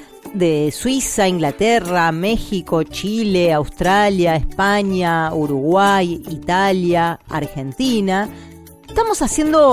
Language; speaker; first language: Spanish; native; Spanish